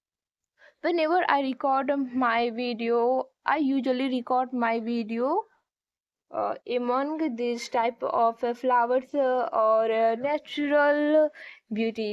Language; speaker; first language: English; non-native, learner; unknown